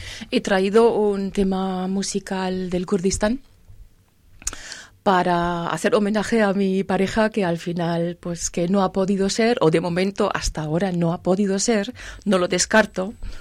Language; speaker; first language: Spanish; non-native, fluent; German